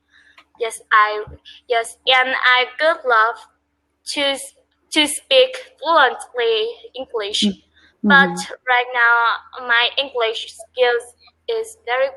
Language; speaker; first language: English; non-native, learner; Vietnamese